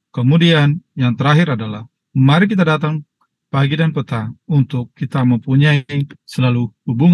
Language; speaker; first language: Indonesian; native; Indonesian